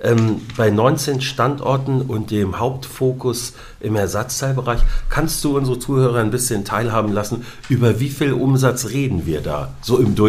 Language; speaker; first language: German; native; German